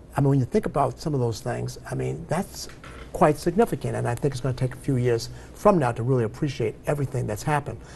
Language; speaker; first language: English; native; English